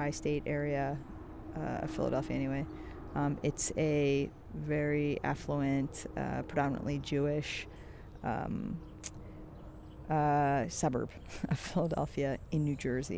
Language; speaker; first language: English; native; English